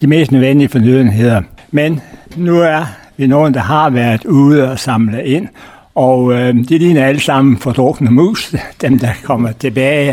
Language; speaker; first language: Danish; native; Danish